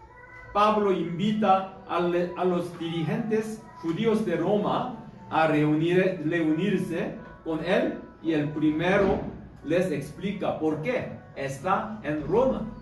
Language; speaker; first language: Spanish; non-native, learner; Korean